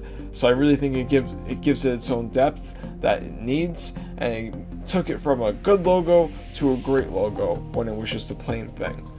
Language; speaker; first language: English; native; English